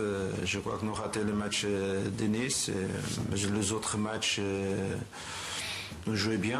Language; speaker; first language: French; non-native, learner; Portuguese